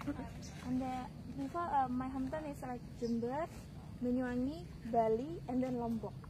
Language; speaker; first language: English; non-native, learner; Javanese